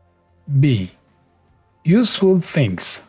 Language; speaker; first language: English; non-native, fluent; Persian